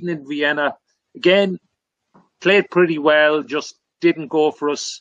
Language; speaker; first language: English; native; English